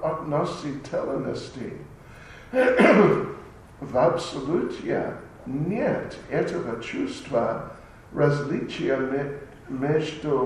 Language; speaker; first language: Russian; non-native, learner; English